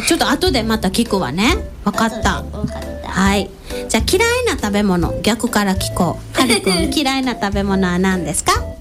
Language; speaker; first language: Japanese; native; Japanese